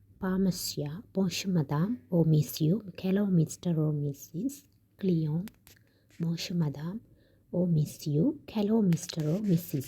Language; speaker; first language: French; non-native, learner; Tamil